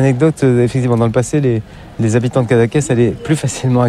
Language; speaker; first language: French; native; French